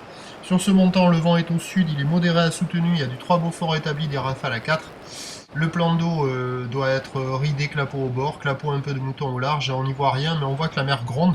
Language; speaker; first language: French; native; French